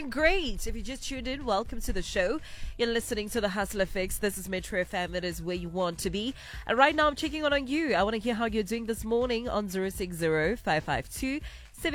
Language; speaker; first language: English; non-native, local second language; Venda